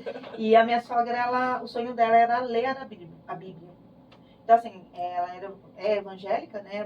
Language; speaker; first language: Portuguese; native; Portuguese